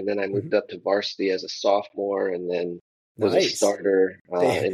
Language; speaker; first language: English; native; English